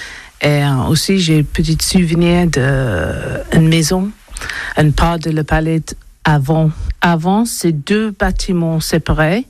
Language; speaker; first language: French; non-native, learner; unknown